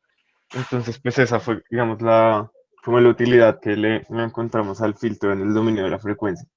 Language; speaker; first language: Spanish; native; Spanish